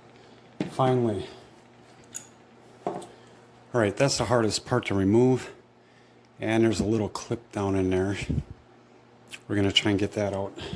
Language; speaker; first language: English; native; English